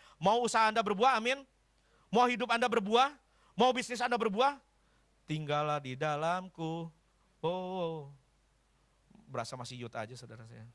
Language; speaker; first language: Indonesian; native; Indonesian